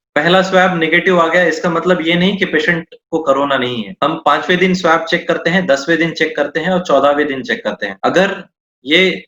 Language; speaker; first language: Hindi; non-native, local second language; Marathi